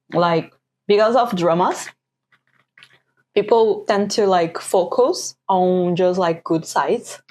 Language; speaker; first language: English; non-native, fluent; Portuguese